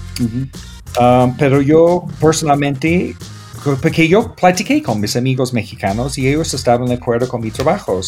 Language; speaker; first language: Spanish; non-native, fluent; English